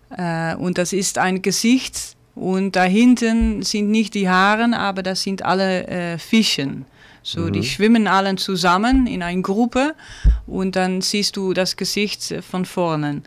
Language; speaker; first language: German; non-native, learner; Dutch